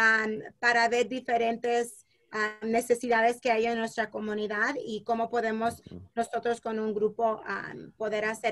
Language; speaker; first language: Spanish; non-native, learner; English